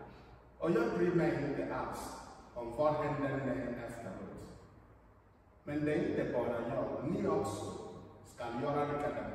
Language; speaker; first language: Swedish; non-native, fluent; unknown